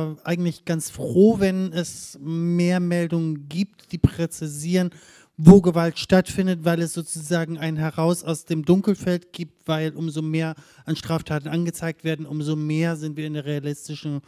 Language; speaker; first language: German; native; German